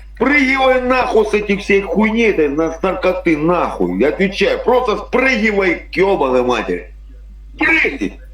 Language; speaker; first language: Russian; native; Russian